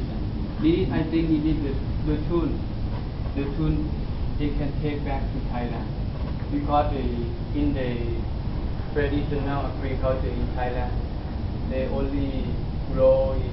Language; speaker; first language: English; non-native, learner; Thai